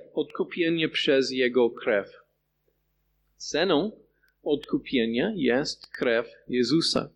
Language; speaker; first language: Polish; non-native, fluent; English